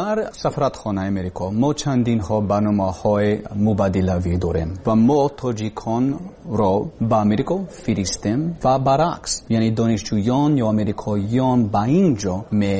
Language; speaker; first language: Persian; non-native, learner; English